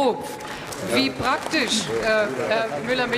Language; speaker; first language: German; native; German